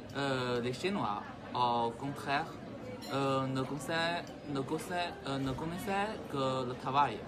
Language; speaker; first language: French; non-native, learner; Chinese